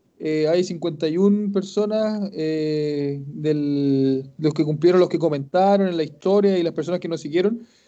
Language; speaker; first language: Spanish; native; Spanish